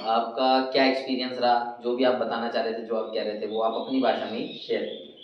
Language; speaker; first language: Hindi; native; Hindi